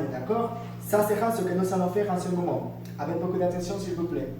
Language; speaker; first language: French; non-native, learner; Spanish